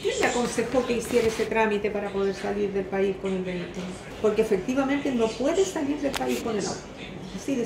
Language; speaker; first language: Spanish; native; Spanish